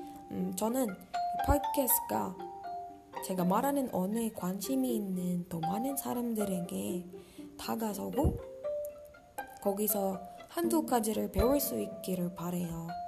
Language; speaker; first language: Korean; non-native, learner; Filipino